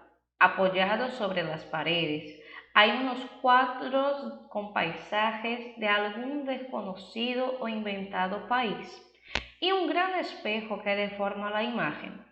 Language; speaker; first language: Spanish; non-native, fluent; Portuguese